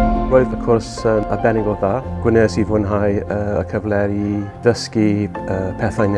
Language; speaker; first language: Welsh; non-native, learner; English